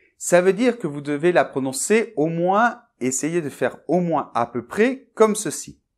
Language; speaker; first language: French; native; French